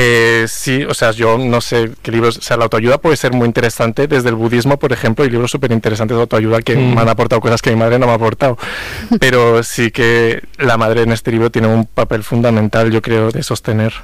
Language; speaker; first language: Spanish; native; Spanish